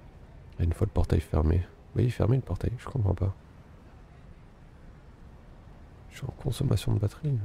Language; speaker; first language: French; native; French